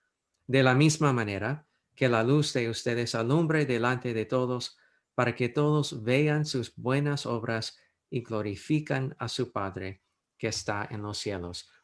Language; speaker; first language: Spanish; non-native, fluent; English